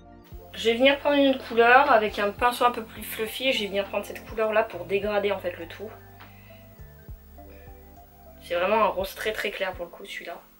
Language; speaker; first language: French; native; French